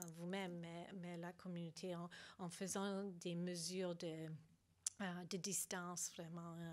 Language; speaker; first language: French; non-native, fluent; English